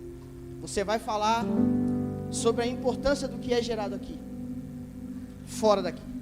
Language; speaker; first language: Portuguese; native; Portuguese